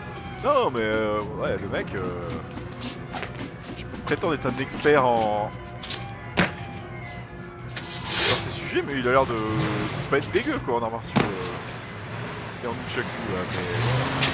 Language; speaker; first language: French; native; French